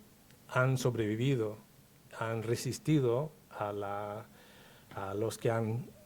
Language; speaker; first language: Spanish; non-native, fluent; English